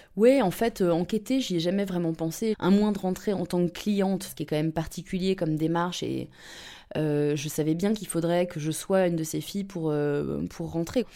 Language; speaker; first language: French; native; French